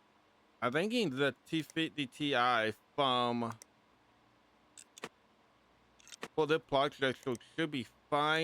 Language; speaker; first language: English; native; English